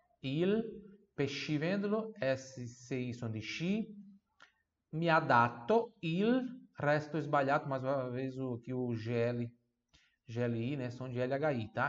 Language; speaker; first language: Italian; non-native, fluent; Portuguese